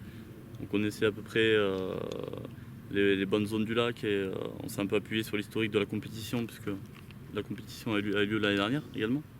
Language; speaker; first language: French; native; French